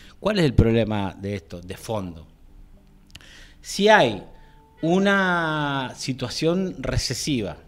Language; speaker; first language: Spanish; native; Spanish